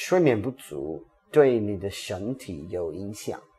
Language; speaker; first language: Chinese; non-native, learner; English